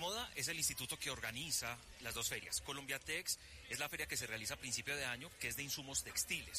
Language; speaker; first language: Spanish; native; Spanish